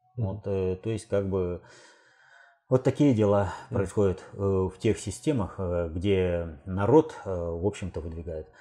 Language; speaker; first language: Russian; native; Russian